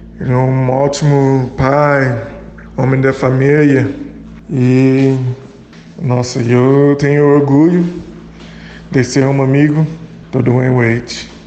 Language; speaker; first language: Portuguese; non-native, fluent; English